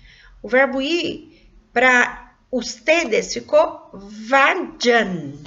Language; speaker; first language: Spanish; non-native, local second language; Portuguese